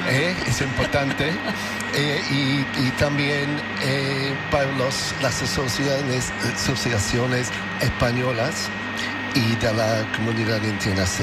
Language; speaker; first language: Spanish; non-native, learner; English